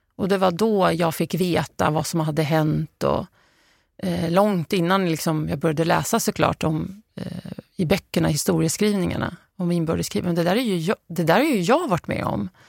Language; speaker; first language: Swedish; early bilingual, other home language; Arabic